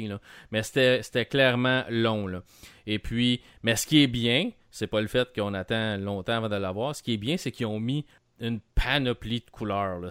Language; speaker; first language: French; native; French